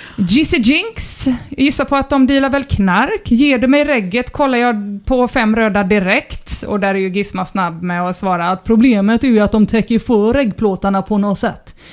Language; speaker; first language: Swedish; native; Swedish